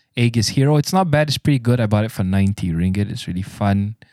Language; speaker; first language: English; non-native, local second language; Malay